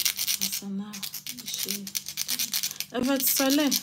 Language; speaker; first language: Turkish; non-native, learner; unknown